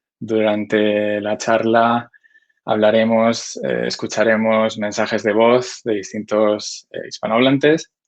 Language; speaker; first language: Spanish; native; Spanish